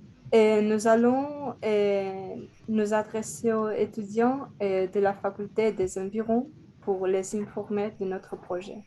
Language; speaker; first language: French; non-native, learner; Spanish